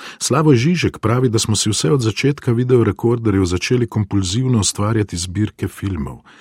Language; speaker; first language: Slovenian; non-native, fluent; Spanish